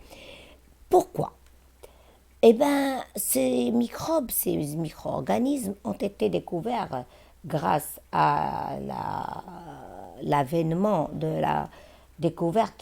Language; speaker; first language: French; non-native, local second language; Arabic